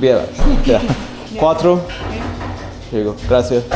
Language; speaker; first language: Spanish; non-native, learner; English